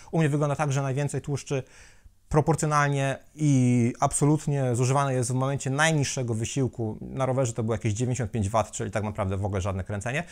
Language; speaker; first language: Polish; native; Polish